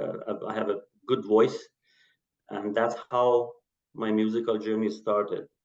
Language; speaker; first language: English; non-native, fluent; Persian